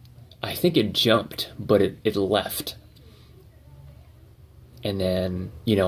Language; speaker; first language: English; native; English